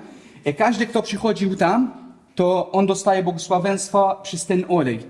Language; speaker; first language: Polish; non-native, learner; Arabic